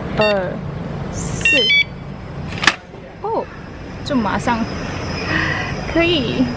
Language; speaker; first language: Chinese; non-native, fluent; Korean